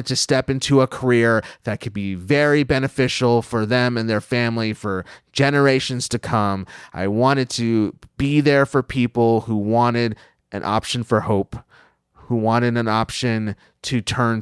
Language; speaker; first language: English; native; English